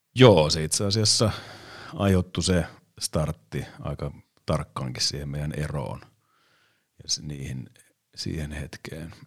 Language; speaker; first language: Finnish; native; Finnish